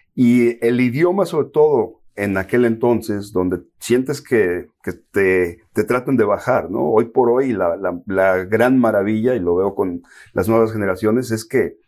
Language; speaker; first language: Spanish; native; Spanish